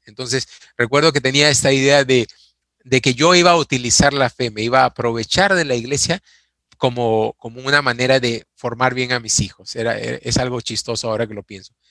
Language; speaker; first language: Spanish; native; Spanish